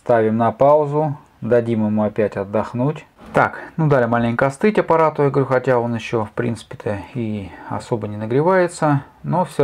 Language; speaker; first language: Russian; native; Russian